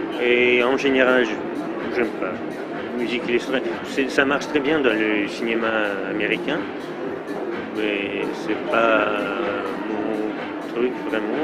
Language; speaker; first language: French; non-native, fluent; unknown